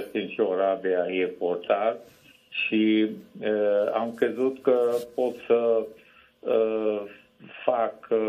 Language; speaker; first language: Romanian; non-native, local second language; Hungarian